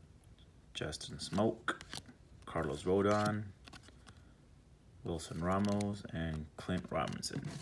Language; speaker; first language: English; native; English